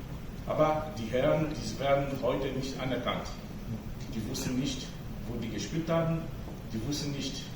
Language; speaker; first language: German; non-native, fluent; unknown